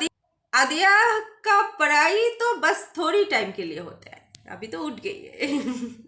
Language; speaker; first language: Hindi; non-native, local second language; Bangla